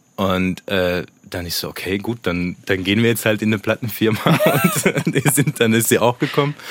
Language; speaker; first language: German; native; German